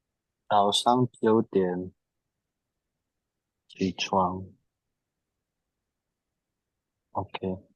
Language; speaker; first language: Chinese; non-native, learner; Indonesian